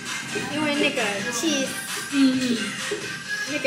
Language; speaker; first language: Chinese; non-native, fluent; Vietnamese